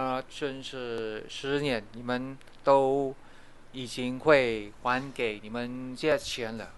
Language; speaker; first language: Chinese; non-native, fluent; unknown